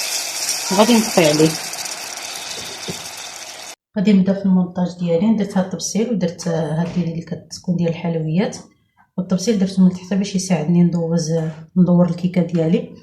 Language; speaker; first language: Arabic; native; Arabic